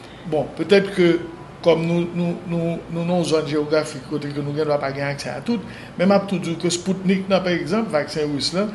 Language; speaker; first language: French; non-native, local second language; Haitian Creole